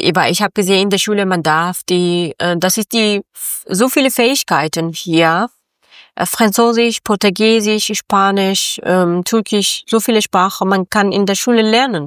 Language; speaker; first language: German; non-native, learner; Persian